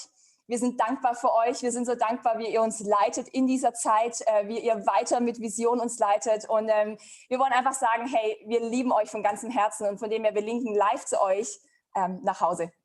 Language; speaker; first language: German; native; German